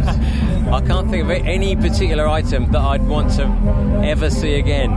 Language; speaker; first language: English; native; English